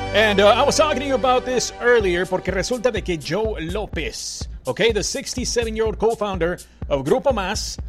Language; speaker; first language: English; early bilingual, other home language; Spanish